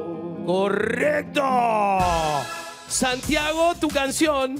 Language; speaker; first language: Spanish; native; Spanish